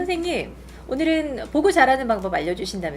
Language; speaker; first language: Korean; native; Korean